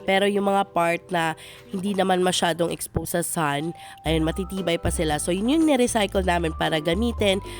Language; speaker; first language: Filipino; non-native, local second language; Cebuano